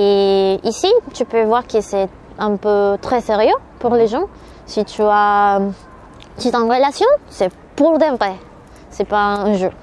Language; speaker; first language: French; non-native, learner; Spanish